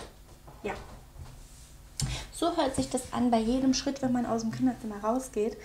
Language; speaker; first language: German; native; German